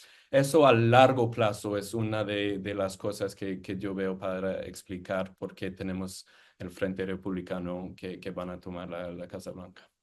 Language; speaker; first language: Spanish; non-native, fluent; English